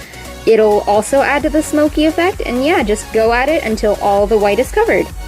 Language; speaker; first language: English; native; English